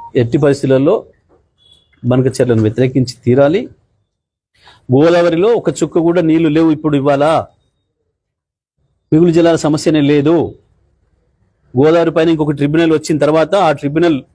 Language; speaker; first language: Telugu; native; Telugu